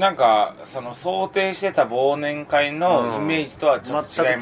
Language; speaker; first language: Japanese; native; Japanese